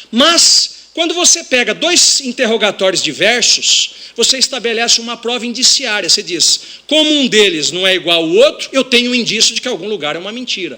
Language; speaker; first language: Portuguese; native; Portuguese